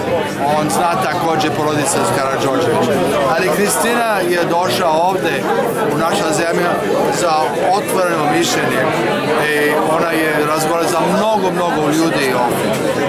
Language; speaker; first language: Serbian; early bilingual, heritage; English